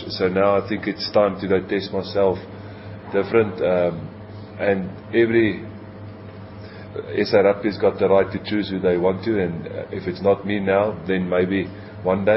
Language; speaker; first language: English; non-native, local second language; Afrikaans